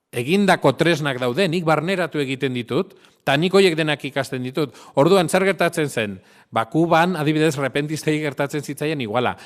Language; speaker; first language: Basque; non-native, local second language; Spanish